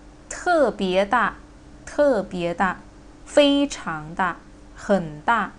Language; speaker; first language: Chinese; non-native, fluent; Thai